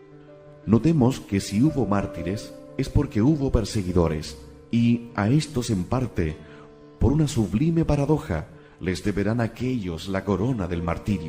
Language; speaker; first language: Spanish; native; Spanish